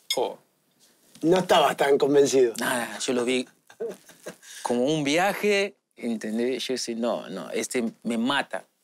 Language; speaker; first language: Spanish; non-native, learner; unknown